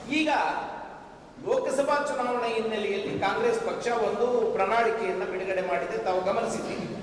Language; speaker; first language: Kannada; native; Kannada